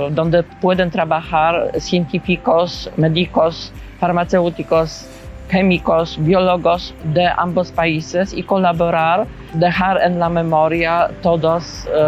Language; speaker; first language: Spanish; non-native, fluent; Polish